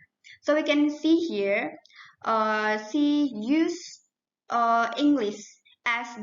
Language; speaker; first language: English; non-native, learner; Indonesian